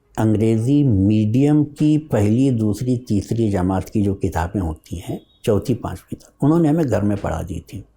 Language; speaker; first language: Urdu; native; Urdu